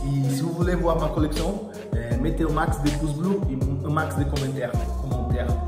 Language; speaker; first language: French; non-native, fluent; Portuguese